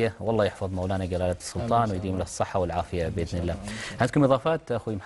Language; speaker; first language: Arabic; native; Arabic